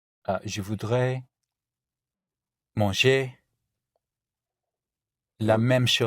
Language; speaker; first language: French; non-native, learner; English